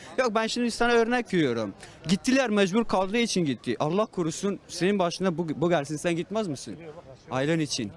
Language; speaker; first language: Turkish; non-native, fluent; Persian